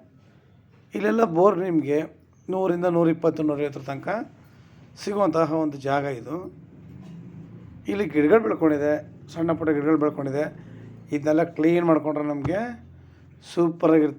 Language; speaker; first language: Kannada; native; Kannada